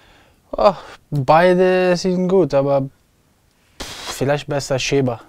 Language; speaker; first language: German; non-native, learner; Italian